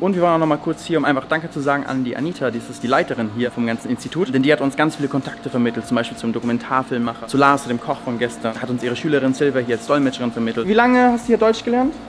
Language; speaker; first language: German; native; German